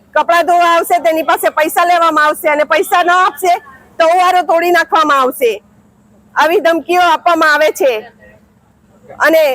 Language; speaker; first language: Gujarati; native; Gujarati